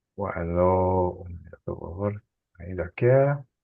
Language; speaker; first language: Spanish; non-native, fluent; Portuguese